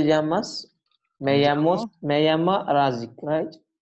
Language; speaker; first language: Spanish; non-native, learner; Malayalam